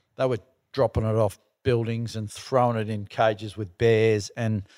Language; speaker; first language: English; native; English